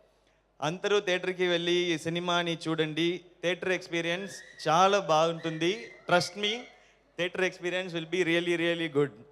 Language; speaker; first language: Telugu; non-native, learner; Tamil